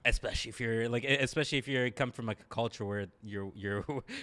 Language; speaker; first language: English; early bilingual, other home language; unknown